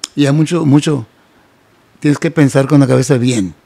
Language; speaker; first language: Spanish; native; Spanish